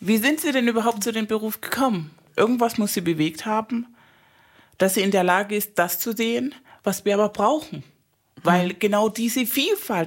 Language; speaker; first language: German; non-native, fluent; Spanish